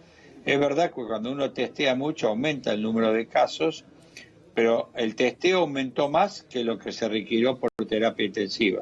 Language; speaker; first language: Spanish; native; Spanish